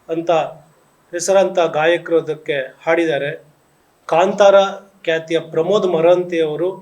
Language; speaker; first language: Kannada; native; Kannada